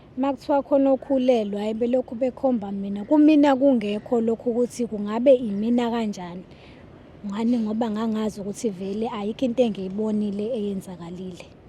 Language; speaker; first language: Zulu; native; Zulu